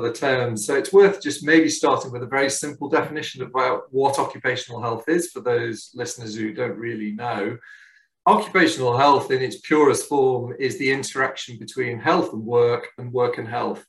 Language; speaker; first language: English; native; English